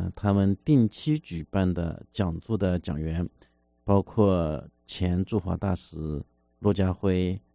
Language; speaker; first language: Chinese; native; Chinese